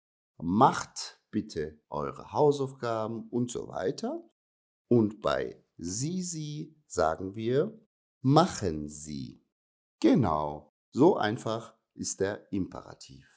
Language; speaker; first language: German; native; German